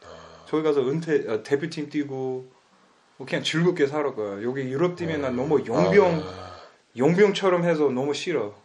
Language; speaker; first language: Korean; early bilingual, heritage; English